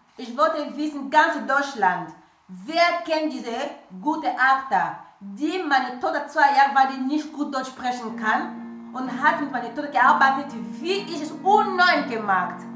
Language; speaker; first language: German; non-native, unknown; French